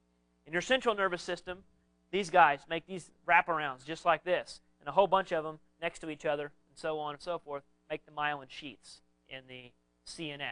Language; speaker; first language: English; native; English